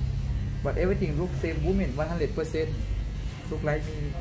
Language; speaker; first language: English; non-native, learner; Thai